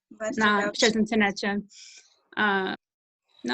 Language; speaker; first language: Polish; non-native, learner; English